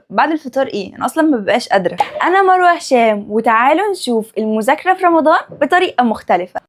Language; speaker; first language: Arabic; native; Arabic